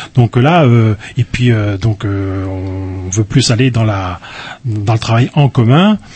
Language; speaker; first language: French; native; French